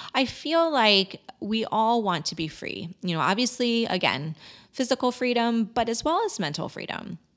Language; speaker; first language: English; native; English